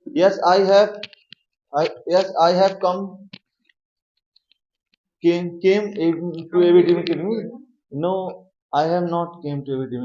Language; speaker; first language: English; non-native, learner; Hindi